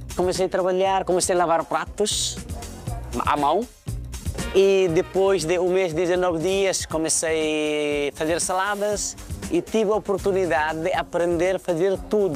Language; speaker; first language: Portuguese; non-native, fluent; Nepali